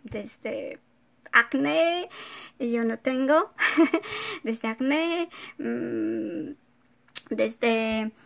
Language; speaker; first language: Spanish; non-native, fluent; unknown